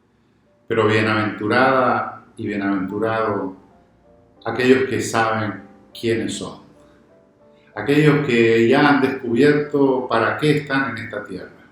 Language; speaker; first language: Spanish; native; Spanish